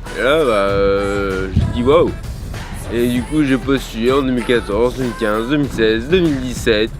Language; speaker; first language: French; native; French